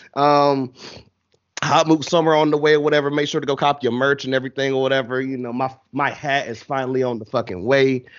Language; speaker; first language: English; native; English